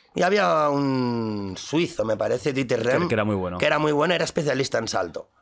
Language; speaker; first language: Spanish; native; Spanish